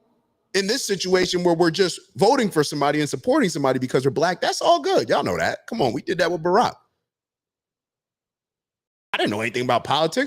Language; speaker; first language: English; native; English